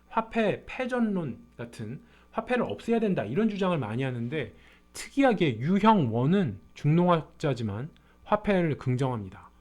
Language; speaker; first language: Korean; native; Korean